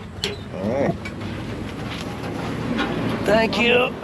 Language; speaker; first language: English; non-native, learner; French